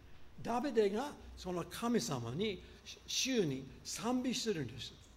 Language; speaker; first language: Japanese; non-native, fluent; English